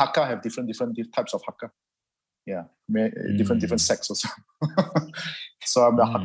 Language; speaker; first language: English; non-native, local second language; Hakka Chinese